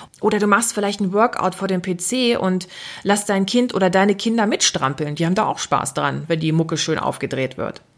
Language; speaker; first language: German; native; German